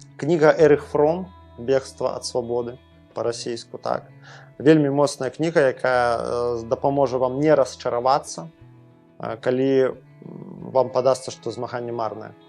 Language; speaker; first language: Belarusian; non-native, local second language; Russian